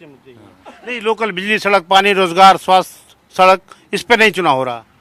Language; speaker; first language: Hindi; native; Hindi